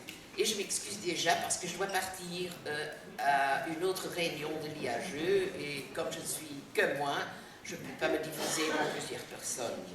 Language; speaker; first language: French; non-native, fluent; Dutch